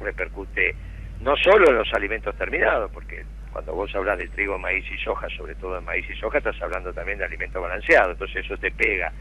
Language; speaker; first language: Spanish; native; Spanish